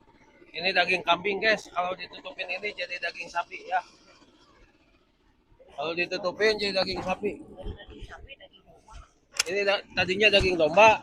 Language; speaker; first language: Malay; non-native, local second language; Sundanese